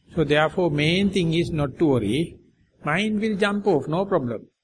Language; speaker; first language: English; non-native, local second language; Sinhala